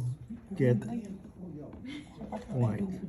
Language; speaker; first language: English; non-native, fluent; Chinese